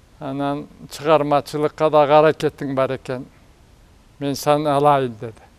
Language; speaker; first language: Kyrgyz; native; Kyrgyz